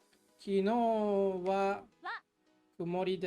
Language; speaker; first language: Japanese; non-native, learner; English